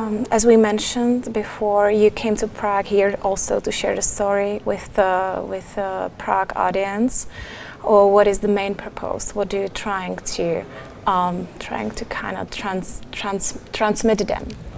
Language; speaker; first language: English; non-native, fluent; Czech